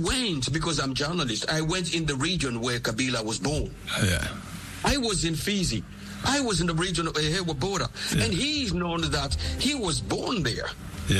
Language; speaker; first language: English; non-native, fluent; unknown